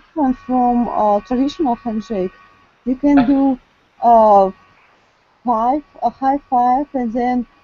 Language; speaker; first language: English; non-native, learner; Russian